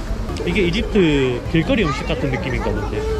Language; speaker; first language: Korean; native; Korean